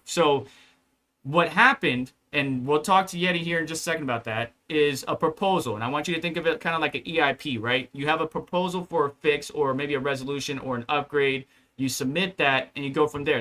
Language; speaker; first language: English; native; English